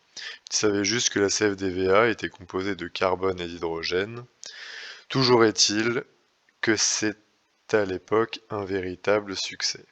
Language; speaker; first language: French; native; French